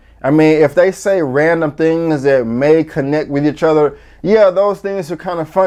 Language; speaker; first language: English; native; English